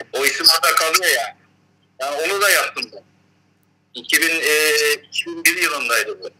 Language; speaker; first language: Turkish; early bilingual, heritage; Turkish